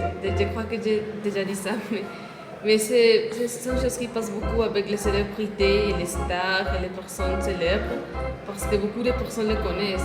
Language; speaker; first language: French; non-native, learner; Spanish